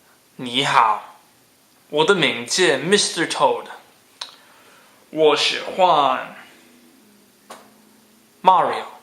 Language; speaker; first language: Chinese; non-native, learner; Cantonese